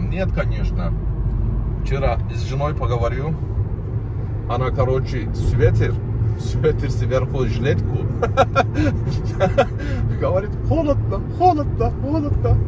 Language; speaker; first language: Russian; non-native, learner; Turkish